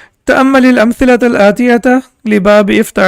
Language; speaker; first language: Arabic; non-native, fluent; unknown